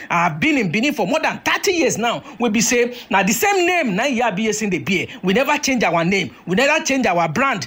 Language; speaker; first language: Nigerian Pidgin; native; Nigerian Pidgin